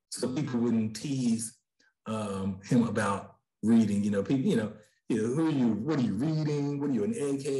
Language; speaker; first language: English; native; English